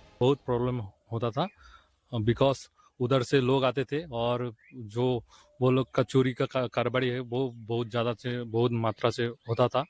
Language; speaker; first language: Hindi; non-native, local second language; Bangla